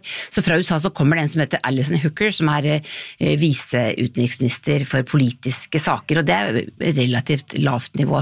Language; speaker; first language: Norwegian; native; Norwegian